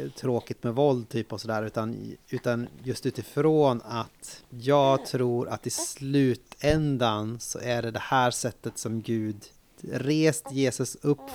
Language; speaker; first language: Swedish; native; Swedish